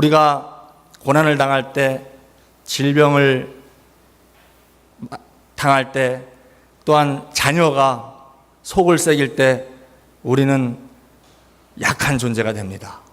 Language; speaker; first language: Korean; native; Korean